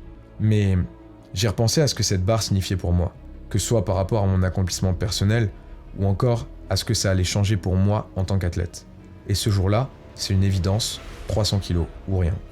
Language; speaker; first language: French; native; French